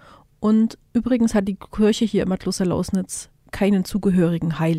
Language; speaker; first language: German; native; German